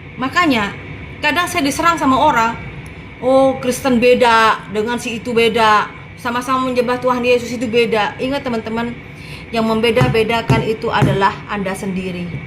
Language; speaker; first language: Indonesian; non-native, local second language; Madurese